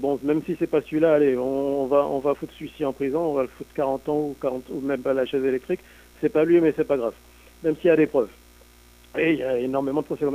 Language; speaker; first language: French; native; French